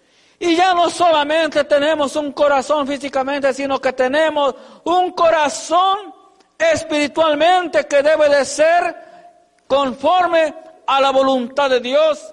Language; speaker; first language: Spanish; native; Spanish